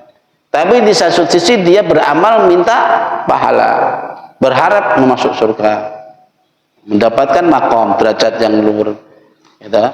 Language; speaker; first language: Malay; non-native, local second language; Javanese